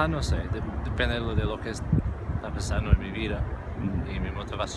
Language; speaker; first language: Spanish; non-native, learner; English